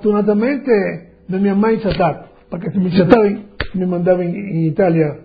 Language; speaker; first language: Italian; non-native, local second language; Friulian